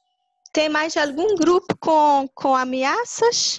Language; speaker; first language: Portuguese; non-native, local second language; Kabuverdianu